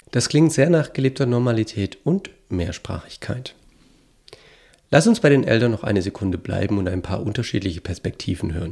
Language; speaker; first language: German; native; German